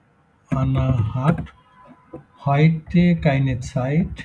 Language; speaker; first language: German; non-native, fluent; Bangla